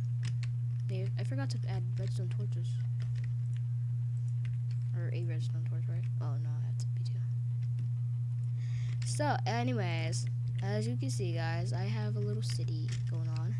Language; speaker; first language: English; native; English